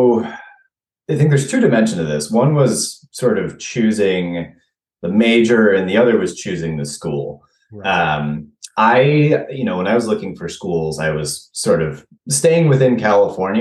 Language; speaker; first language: English; native; English